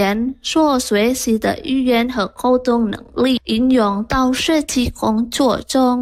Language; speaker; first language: Chinese; non-native, fluent; Indonesian